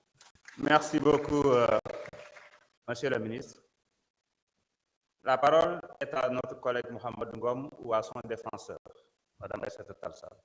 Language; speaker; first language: French; non-native, local second language; Wolof